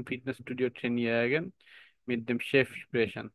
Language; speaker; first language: German; non-native, learner; Bangla